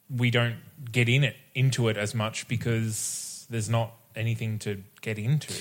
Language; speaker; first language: English; native; English